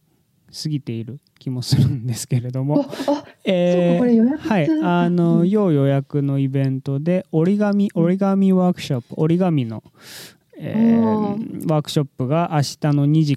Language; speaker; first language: Japanese; native; Japanese